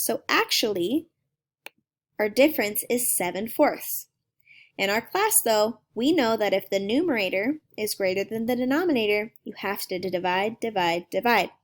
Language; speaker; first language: English; native; English